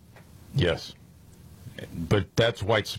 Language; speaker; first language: English; native; English